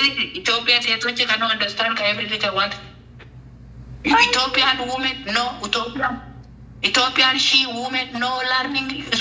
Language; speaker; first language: English; non-native, learner; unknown